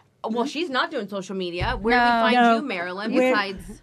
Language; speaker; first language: English; native; English